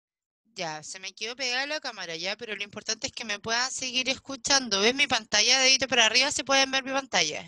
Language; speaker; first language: Spanish; native; Spanish